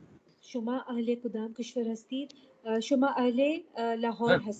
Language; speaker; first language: Persian; non-native, learner; Urdu